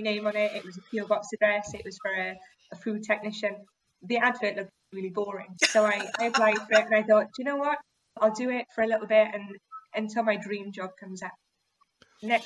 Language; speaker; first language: English; native; English